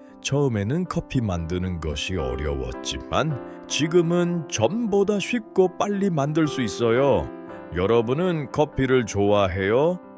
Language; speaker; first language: Korean; non-native, fluent; Uzbek